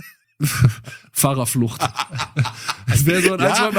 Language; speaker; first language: German; native; German